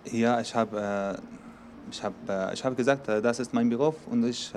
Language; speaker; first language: German; non-native, learner; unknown